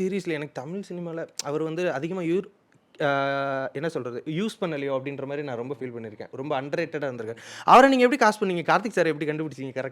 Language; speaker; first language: Tamil; native; Tamil